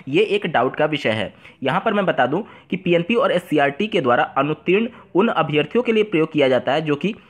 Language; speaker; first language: Hindi; native; Hindi